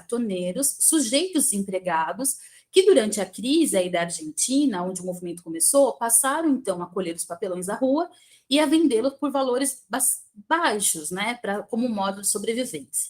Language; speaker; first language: Portuguese; native; Portuguese